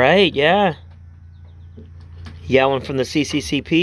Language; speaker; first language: English; native; English